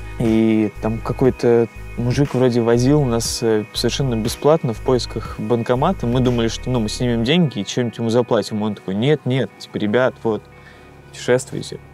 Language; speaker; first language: Russian; native; Russian